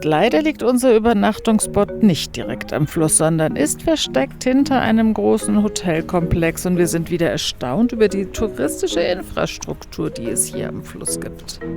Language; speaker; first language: German; native; German